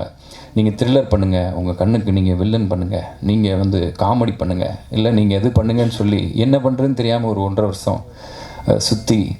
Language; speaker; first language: Tamil; native; Tamil